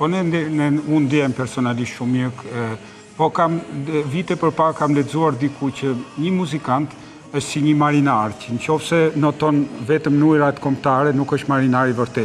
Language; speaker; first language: Albanian; native; Albanian